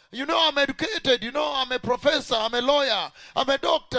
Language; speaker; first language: English; non-native, local second language; Luo (Kenya and Tanzania)